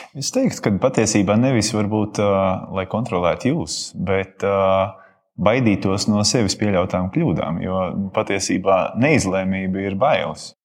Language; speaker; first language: Latvian; native; Latvian